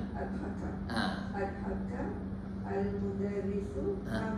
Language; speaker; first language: Arabic; non-native, learner; Malay